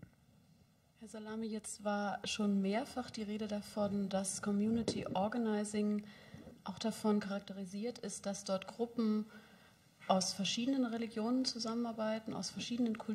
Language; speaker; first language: German; native; German